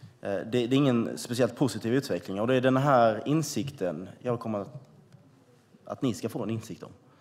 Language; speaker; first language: Swedish; native; Swedish